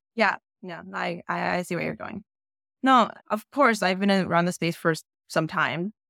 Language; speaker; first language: English; native; English